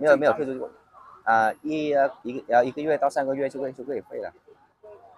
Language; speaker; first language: Chinese; non-native, fluent; Vietnamese